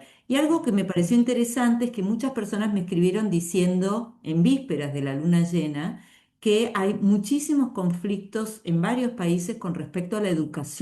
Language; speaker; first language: Spanish; native; Spanish